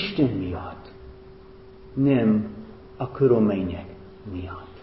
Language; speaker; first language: Hungarian; non-native, fluent; English